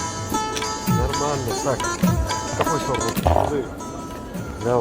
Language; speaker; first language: Russian; non-native, learner; Urdu